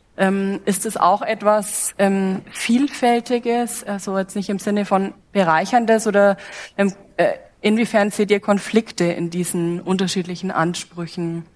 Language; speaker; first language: German; native; German